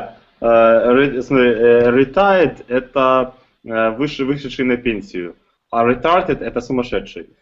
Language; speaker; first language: Russian; native; Russian